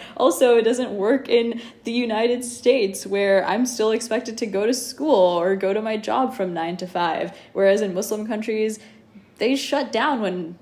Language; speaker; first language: English; native; English